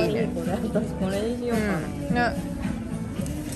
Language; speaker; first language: Japanese; native; Japanese